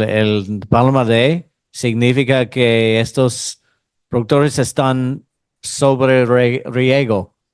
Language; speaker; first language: Spanish; non-native, fluent; English